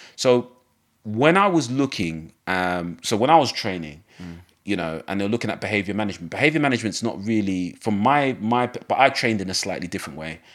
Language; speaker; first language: English; native; English